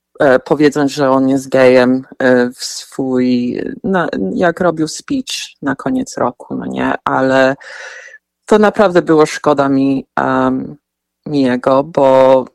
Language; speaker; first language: Polish; early bilingual, heritage; Polish